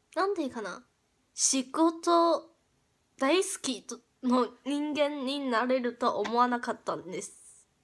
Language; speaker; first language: Japanese; non-native, fluent; Chinese